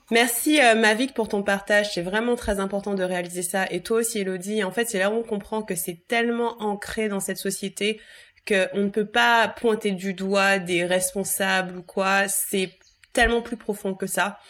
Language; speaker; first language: French; native; French